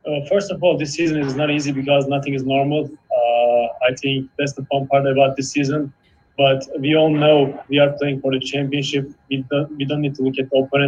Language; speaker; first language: English; non-native, fluent; Turkish